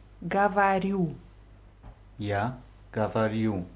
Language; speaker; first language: Russian; non-native, learner; German